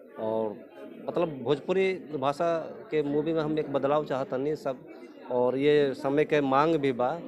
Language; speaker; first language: Bhojpuri; non-native, local second language; Hindi